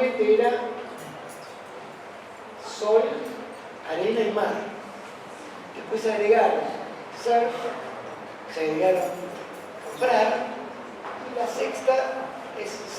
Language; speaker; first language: Spanish; native; Spanish